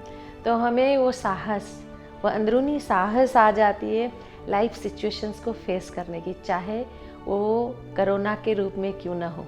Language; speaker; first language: Hindi; native; Hindi